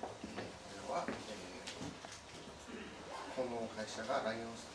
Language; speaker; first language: Japanese; early bilingual, heritage; Japanese